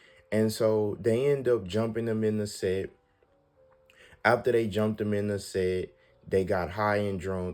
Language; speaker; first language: English; native; English